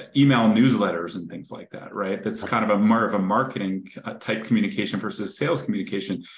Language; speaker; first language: English; native; English